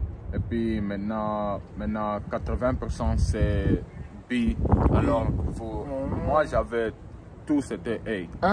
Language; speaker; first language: French; early bilingual, heritage; French